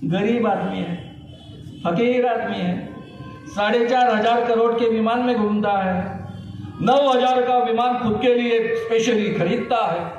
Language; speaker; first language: Hindi; non-native, local second language; Marathi